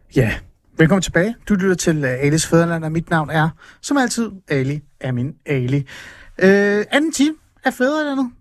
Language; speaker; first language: Danish; early bilingual, other home language; Persian